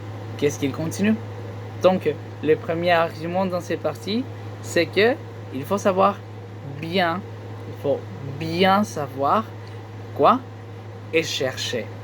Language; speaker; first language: French; non-native, learner; Spanish